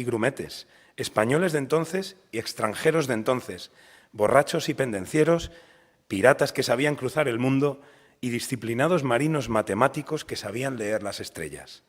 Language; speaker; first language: Spanish; native; Spanish